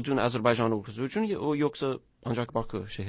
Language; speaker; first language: Azerbaijani; non-native, learner; English